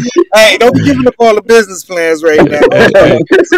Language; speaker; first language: English; native; English